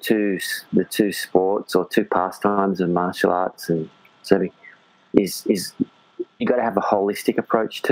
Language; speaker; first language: English; native; English